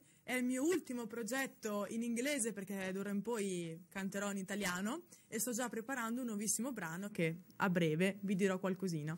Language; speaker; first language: Italian; native; Italian